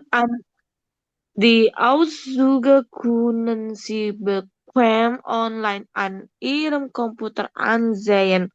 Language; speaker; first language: German; non-native, learner; Indonesian